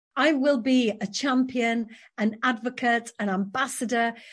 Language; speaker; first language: English; native; English